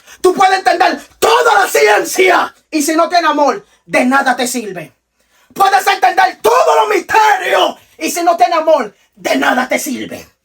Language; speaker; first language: Spanish; native; Spanish